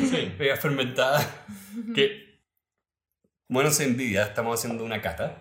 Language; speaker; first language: Spanish; native; Spanish